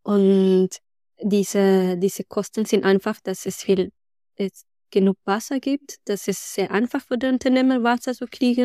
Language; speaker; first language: German; non-native, fluent; Spanish